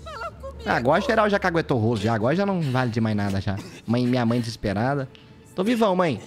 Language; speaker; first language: Portuguese; native; Portuguese